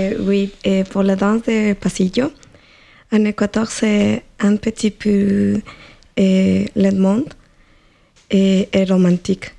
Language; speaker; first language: French; non-native, learner; Spanish